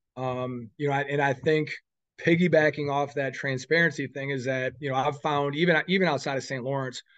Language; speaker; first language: English; native; English